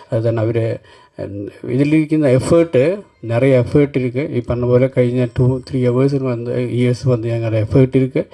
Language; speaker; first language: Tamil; non-native, learner; Malayalam